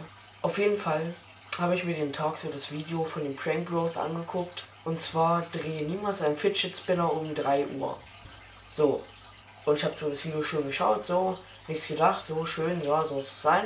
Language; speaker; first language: German; native; German